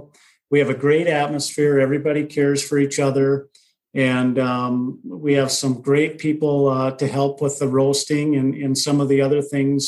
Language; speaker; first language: English; native; English